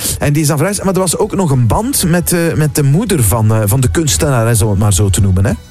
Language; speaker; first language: Dutch; native; Dutch